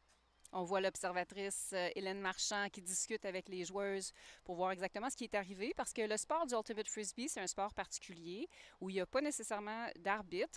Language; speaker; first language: French; native; French